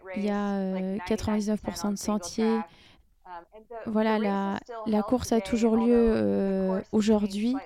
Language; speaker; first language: French; non-native, fluent; English